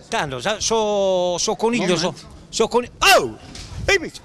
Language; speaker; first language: Italian; native; Italian